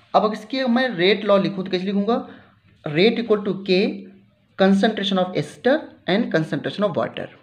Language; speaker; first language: Hindi; native; Hindi